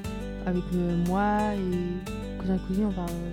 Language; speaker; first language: French; early bilingual, other home language; Turkish